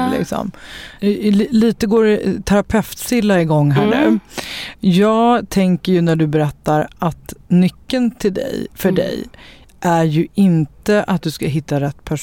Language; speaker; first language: Swedish; native; Swedish